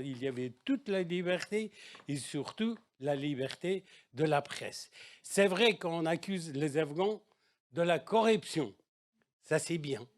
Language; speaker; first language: French; non-native, fluent; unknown